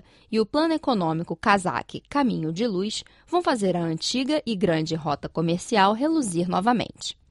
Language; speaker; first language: Portuguese; non-native, fluent; Chinese